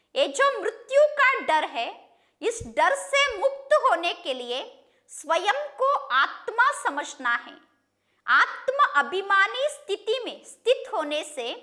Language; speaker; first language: Hindi; non-native, local second language; Kannada